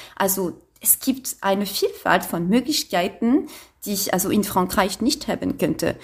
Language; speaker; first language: German; non-native, fluent; French